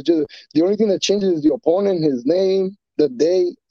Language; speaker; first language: English; non-native, fluent; Spanish